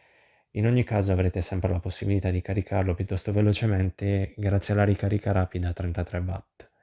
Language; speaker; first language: Italian; native; Italian